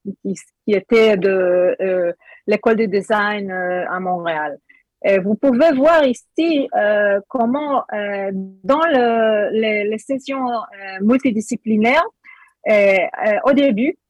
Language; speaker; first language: French; non-native, learner; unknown